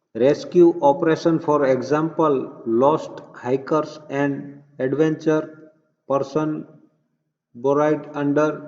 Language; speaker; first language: English; non-native, local second language; Gujarati